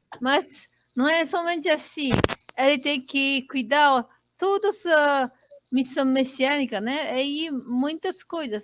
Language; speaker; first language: Portuguese; non-native, learner; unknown